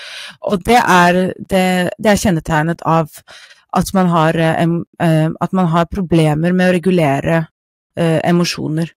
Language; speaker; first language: Norwegian; non-native, fluent; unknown